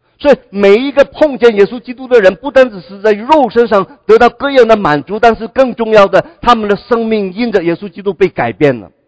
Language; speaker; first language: Chinese; non-native, local second language; Cantonese